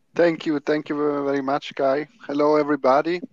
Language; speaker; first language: English; non-native, fluent; Italian